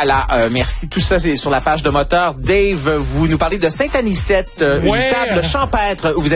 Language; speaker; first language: French; native; French